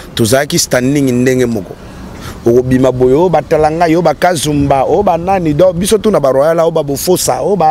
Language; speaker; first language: French; non-native, local second language; Lingala